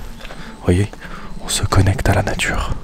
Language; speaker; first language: French; native; French